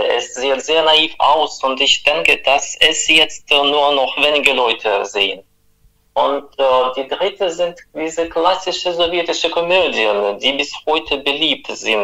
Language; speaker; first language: German; non-native, fluent; Russian